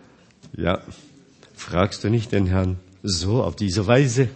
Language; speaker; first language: German; non-native, fluent; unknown